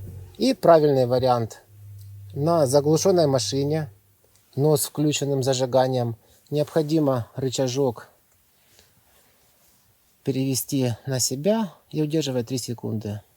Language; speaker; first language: Russian; native; Russian